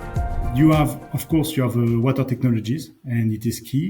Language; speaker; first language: English; non-native, fluent; French